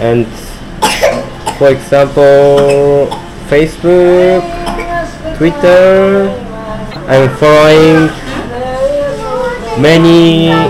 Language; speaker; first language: English; non-native, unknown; Japanese